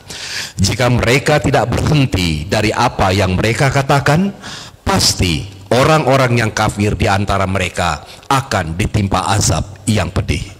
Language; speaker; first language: Indonesian; native; Indonesian